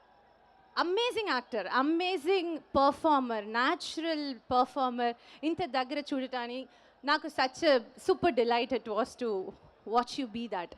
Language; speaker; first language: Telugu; non-native, learner; Tamil